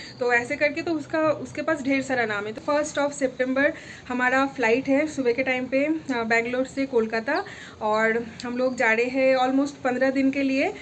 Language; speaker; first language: Hindi; non-native, local second language; Bangla